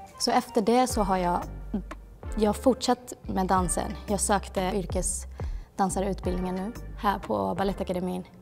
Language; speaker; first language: Swedish; early bilingual, other home language; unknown